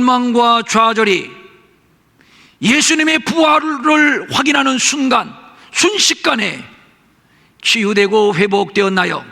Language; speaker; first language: Korean; native; Korean